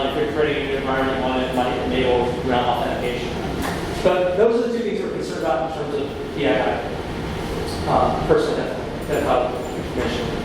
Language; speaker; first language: English; native; English